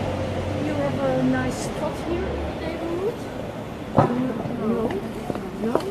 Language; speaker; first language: English; non-native, learner; Dutch